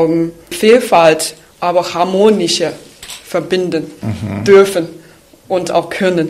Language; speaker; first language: German; non-native, fluent; Chinese